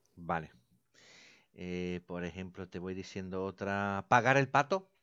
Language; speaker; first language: Spanish; non-native, fluent; Italian